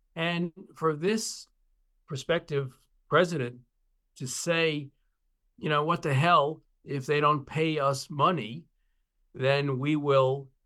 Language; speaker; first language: English; native; English